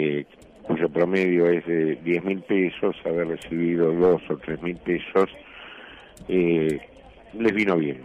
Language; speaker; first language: Spanish; native; Spanish